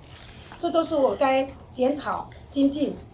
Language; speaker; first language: Chinese; native; Chinese